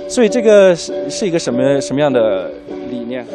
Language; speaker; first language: Chinese; native; Chinese